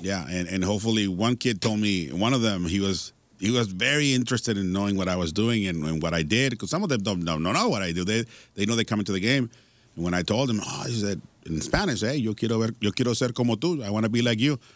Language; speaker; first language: English; early bilingual, other home language; Spanish